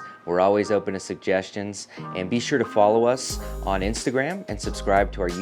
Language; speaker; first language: English; native; English